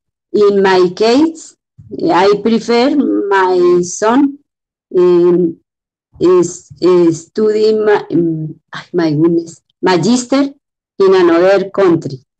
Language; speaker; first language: English; non-native, learner; Spanish